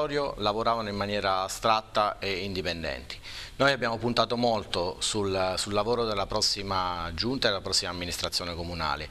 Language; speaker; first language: Italian; native; Italian